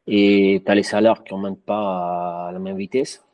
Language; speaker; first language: French; non-native, fluent; Spanish